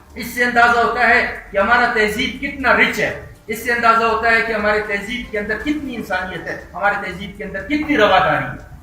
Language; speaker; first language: Urdu; non-native, local second language; Baluchi